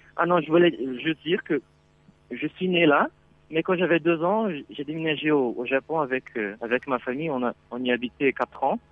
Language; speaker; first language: French; non-native, fluent; Portuguese